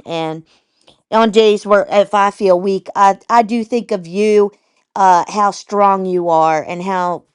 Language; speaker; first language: English; native; English